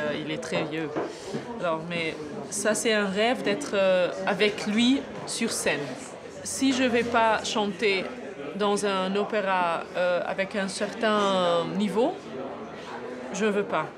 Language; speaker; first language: French; non-native, fluent; Arabic